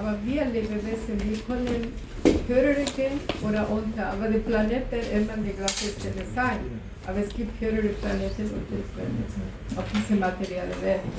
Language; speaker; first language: German; non-native, fluent; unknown